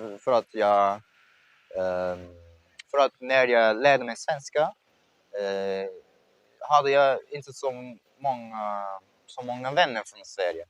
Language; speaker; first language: Swedish; non-native, learner; French